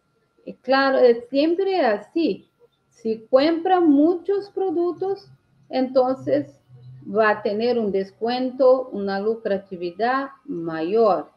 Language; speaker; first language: Portuguese; non-native, learner; Spanish